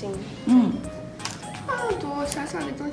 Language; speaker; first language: Chinese; non-native, learner; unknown